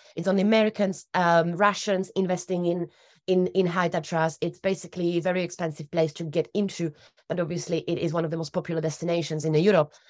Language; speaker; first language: English; non-native, fluent; Slovak